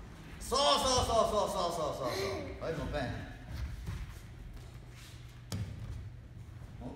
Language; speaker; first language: Japanese; native; Japanese